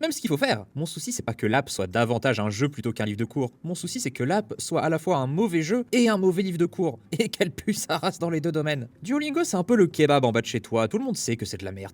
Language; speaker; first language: French; native; French